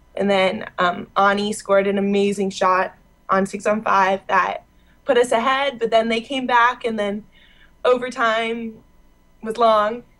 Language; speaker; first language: English; native; English